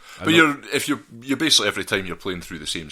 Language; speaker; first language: English; native; English